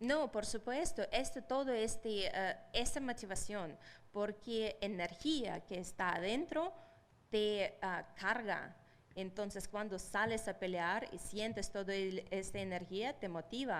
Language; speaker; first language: Spanish; non-native, fluent; Russian